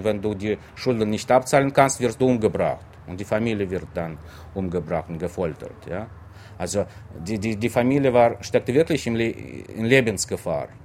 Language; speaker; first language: German; non-native, fluent; Russian